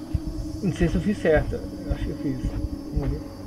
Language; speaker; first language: Portuguese; native; Portuguese